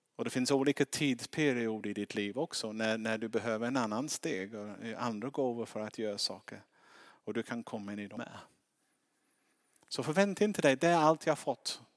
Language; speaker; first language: Swedish; non-native, fluent; English